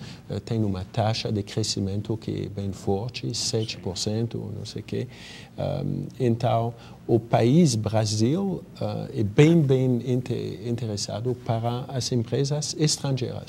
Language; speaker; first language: Portuguese; non-native, fluent; French